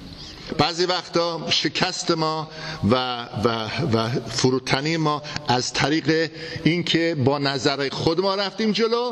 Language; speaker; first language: Persian; non-native, fluent; English